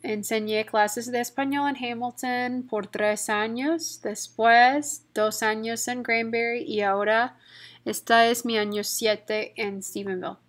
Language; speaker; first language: Spanish; non-native, fluent; English